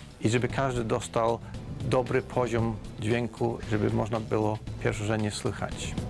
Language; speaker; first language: Polish; non-native, fluent; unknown